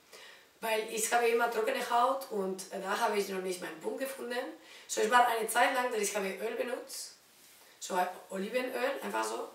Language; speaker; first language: German; non-native, learner; Spanish